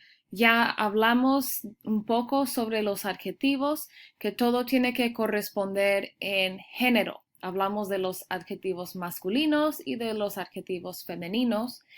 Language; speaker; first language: Spanish; early bilingual, heritage; Spanish